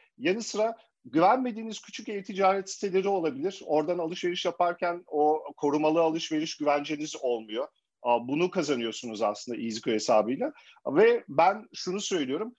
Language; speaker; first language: Turkish; early bilingual, heritage; Turkish